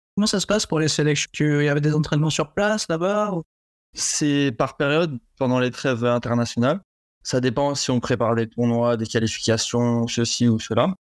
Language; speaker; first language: French; native; French